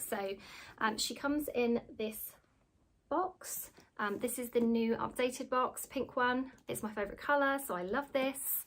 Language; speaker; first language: English; native; English